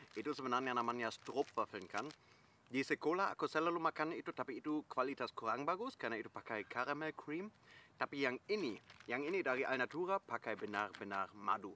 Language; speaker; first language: Indonesian; non-native, fluent; German